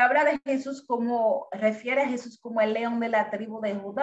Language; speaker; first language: Spanish; non-native, fluent; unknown